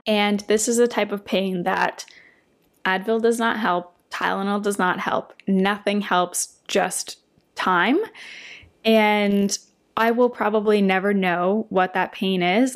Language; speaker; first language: English; native; English